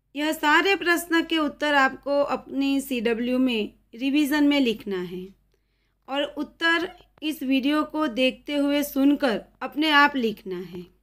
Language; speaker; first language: Hindi; non-native, local second language; Gujarati